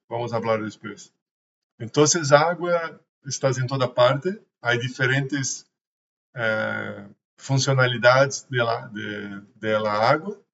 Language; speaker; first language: Spanish; non-native, learner; Portuguese